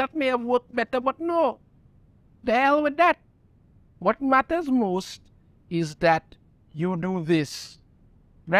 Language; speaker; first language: English; native; English